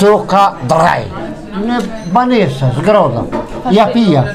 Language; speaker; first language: German; non-native, learner; Albanian